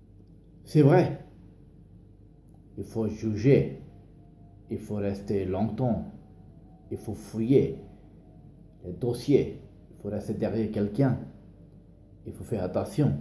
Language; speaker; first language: French; non-native, learner; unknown